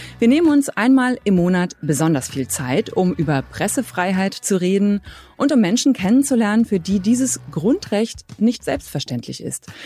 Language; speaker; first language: German; native; German